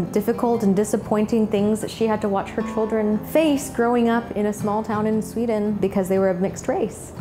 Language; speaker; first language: English; native; English